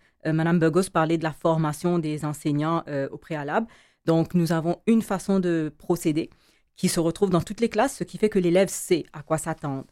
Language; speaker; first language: French; native; French